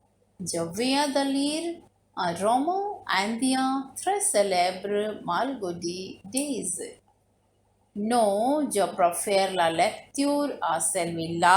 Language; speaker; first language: French; non-native, fluent; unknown